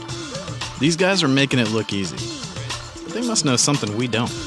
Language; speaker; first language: English; native; English